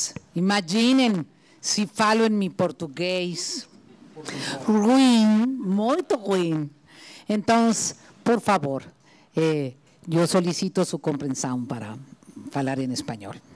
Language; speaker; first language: Portuguese; non-native, learner; Spanish